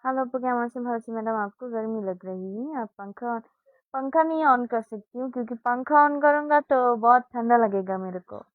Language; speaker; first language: Hindi; non-native, learner; Bangla